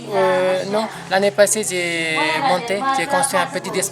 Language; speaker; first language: French; non-native, learner; Nepali